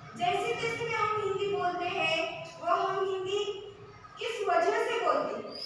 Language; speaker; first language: Hindi; non-native, local second language; Marathi